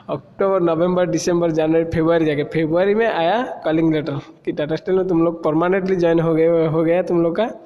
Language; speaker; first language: Hindi; non-native, local second language; Odia